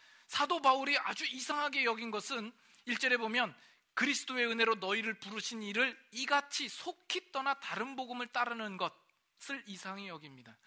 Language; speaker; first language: Korean; native; Korean